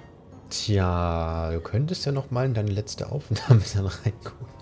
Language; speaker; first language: German; native; German